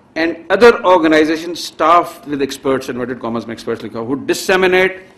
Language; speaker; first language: English; non-native, local second language; Urdu